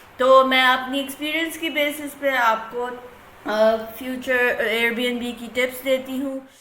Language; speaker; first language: Urdu; native; Urdu